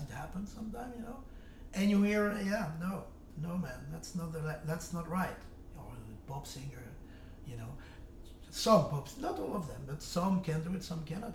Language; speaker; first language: English; non-native, fluent; French